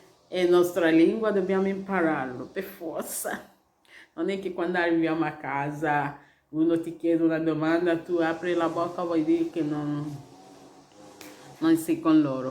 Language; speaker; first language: Italian; non-native, learner; Igbo